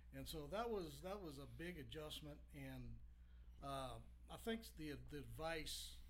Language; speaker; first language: English; native; English